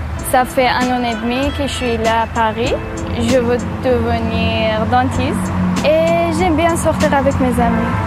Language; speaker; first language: French; non-native, learner; Persian